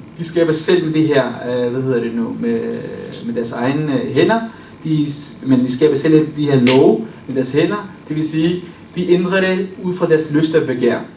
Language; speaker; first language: Danish; early bilingual, other home language; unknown